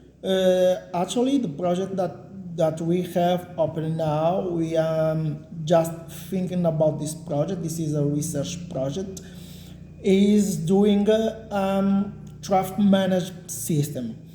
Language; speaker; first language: English; non-native, learner; Portuguese